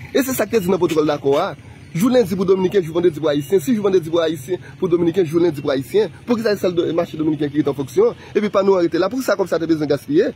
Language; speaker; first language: French; non-native, local second language; Haitian Creole